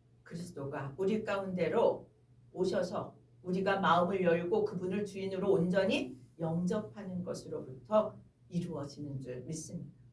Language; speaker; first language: Korean; native; Korean